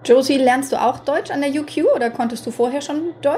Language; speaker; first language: German; native; German